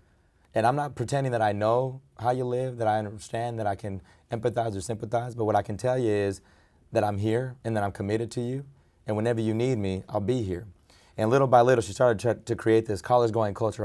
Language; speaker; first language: English; early bilingual, other home language; Spanish